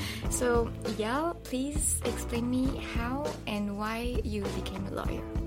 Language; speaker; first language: English; non-native, fluent; French